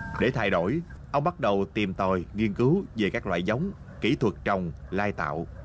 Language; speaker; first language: Vietnamese; native; Vietnamese